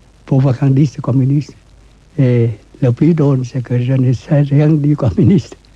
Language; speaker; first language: French; non-native, fluent; Vietnamese